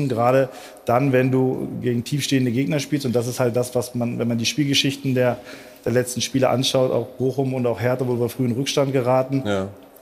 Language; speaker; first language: German; native; German